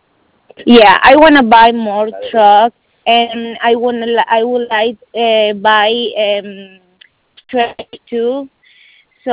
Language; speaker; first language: English; non-native, learner; Spanish